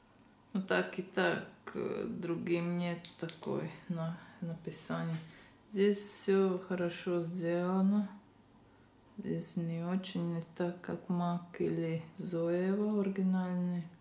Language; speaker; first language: Russian; non-native, learner; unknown